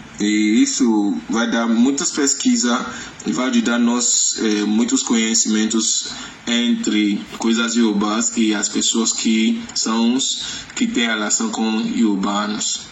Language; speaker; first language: Portuguese; non-native, learner; Yoruba